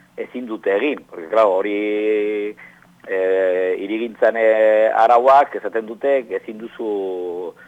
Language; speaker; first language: Basque; non-native, local second language; Spanish